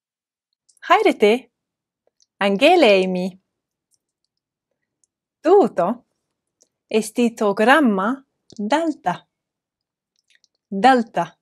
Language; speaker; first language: Greek; non-native, fluent; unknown